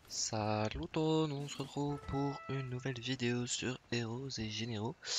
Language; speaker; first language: French; native; French